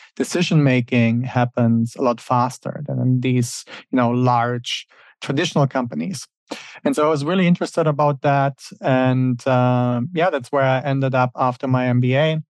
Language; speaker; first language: English; non-native, fluent; German